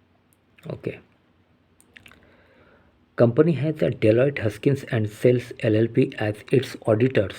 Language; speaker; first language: English; non-native, local second language; Hindi